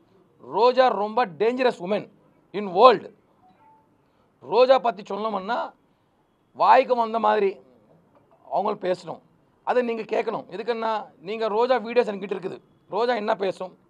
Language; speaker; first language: Tamil; non-native, local second language; Telugu